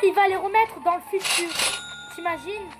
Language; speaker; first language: French; native; French